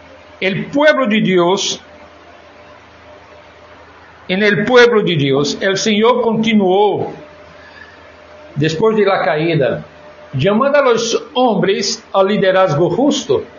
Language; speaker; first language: Spanish; non-native, fluent; Portuguese